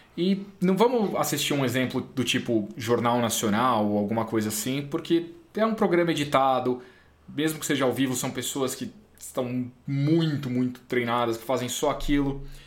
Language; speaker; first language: Portuguese; native; Portuguese